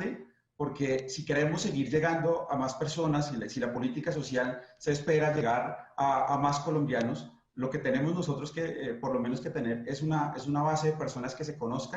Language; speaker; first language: Spanish; native; Spanish